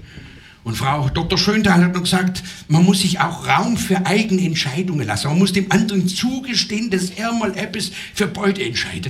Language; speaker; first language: German; native; German